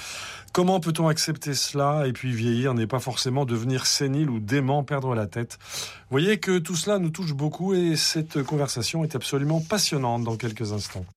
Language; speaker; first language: French; native; French